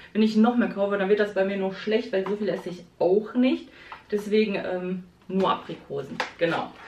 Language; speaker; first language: German; early bilingual, other home language; Polish